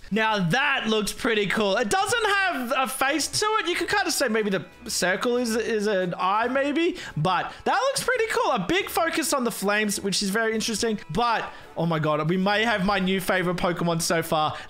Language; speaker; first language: English; native; English